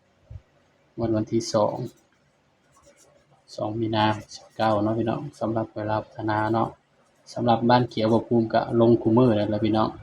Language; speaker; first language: Thai; non-native, local second language; Lao